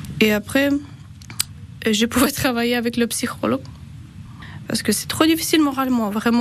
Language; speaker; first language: French; non-native, learner; Ukrainian